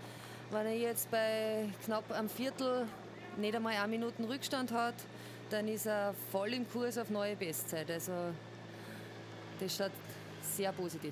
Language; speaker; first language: German; native; German